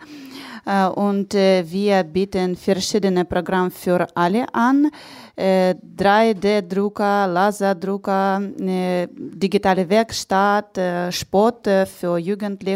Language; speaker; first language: German; non-native, learner; Ukrainian